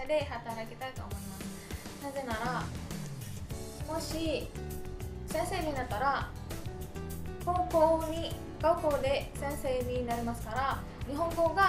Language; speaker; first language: Japanese; non-native, learner; Indonesian